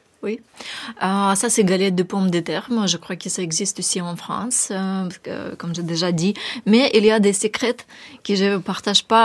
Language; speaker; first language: French; non-native, learner; Ukrainian